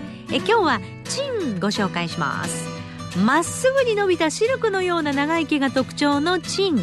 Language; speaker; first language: Japanese; native; Japanese